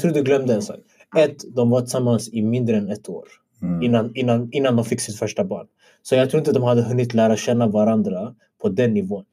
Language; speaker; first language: Swedish; early bilingual, other home language; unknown